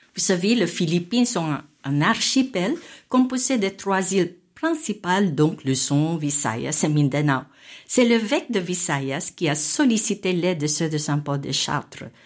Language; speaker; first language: French; non-native, fluent; Filipino